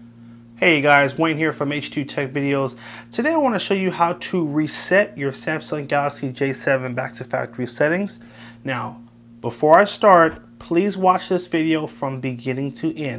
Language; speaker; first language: English; native; English